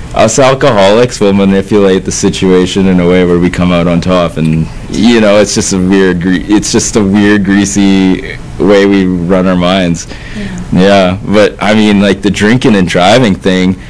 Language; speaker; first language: English; native; English